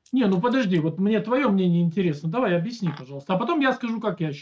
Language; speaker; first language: Russian; native; Russian